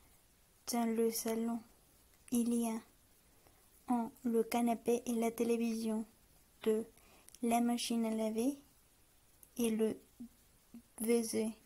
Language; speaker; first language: French; non-native, learner; Spanish